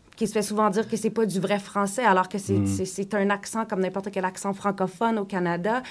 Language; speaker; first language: French; native; French